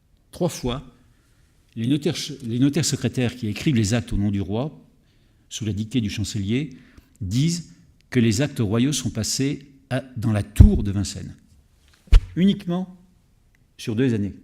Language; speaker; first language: French; native; French